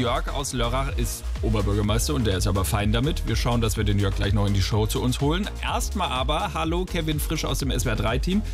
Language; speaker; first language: German; native; German